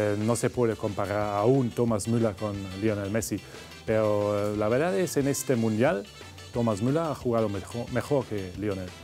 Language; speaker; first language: Spanish; non-native, fluent; German